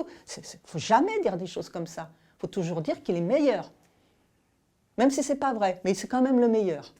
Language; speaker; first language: French; native; French